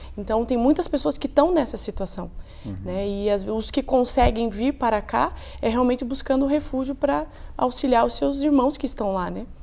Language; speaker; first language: Portuguese; native; Portuguese